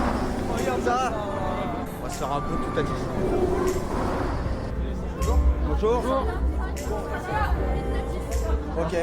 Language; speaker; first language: French; native; French